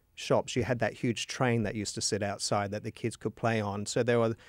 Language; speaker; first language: English; native; English